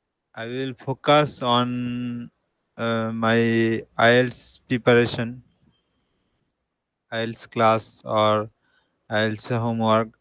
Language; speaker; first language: English; non-native, learner; Bangla